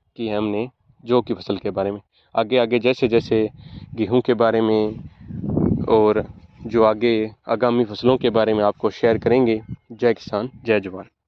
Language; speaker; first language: Hindi; native; Hindi